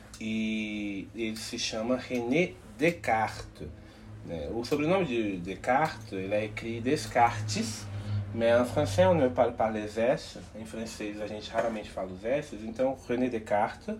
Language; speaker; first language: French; non-native, learner; Portuguese